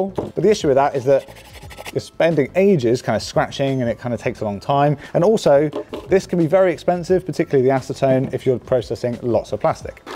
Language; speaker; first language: English; native; English